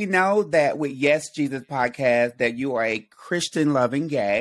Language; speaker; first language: English; native; English